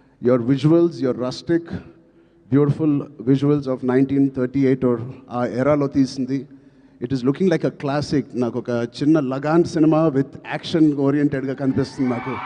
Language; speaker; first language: Telugu; native; Telugu